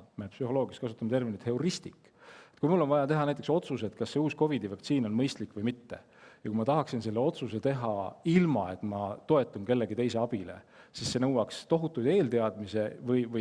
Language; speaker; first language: Estonian; native; Estonian